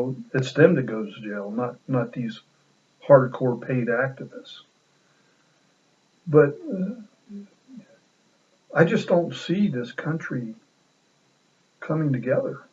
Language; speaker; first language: English; native; English